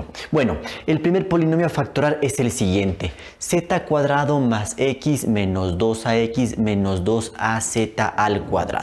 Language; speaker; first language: Spanish; native; Spanish